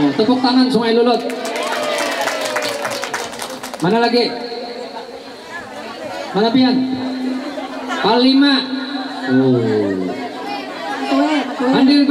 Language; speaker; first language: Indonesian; non-native, local second language; Banjar